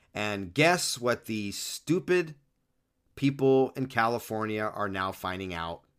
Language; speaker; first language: English; early bilingual, other home language; Spanish